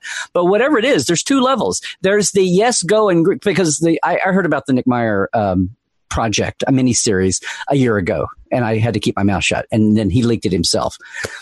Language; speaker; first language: English; native; English